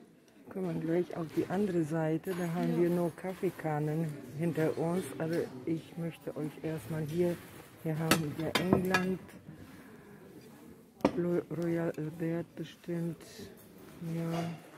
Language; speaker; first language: German; non-native, fluent; Russian